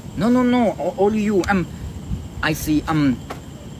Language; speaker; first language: English; non-native, learner; Thai